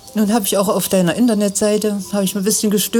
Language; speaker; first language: German; native; German